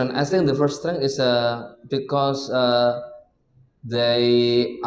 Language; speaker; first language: English; non-native, learner; Indonesian